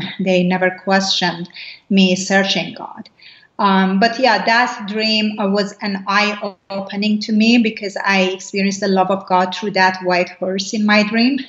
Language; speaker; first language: English; non-native, fluent; Persian